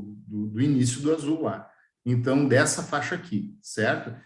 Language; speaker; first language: Portuguese; native; Portuguese